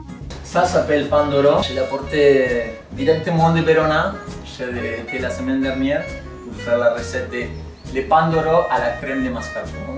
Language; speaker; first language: French; non-native, fluent; Spanish